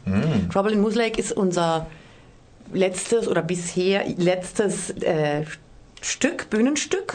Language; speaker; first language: German; native; German